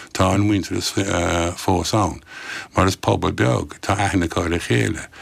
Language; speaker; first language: Irish; non-native, local second language; English